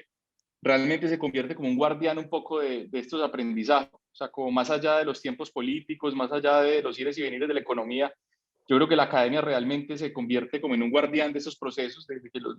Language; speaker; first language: Spanish; native; Spanish